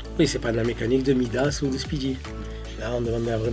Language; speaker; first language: French; native; French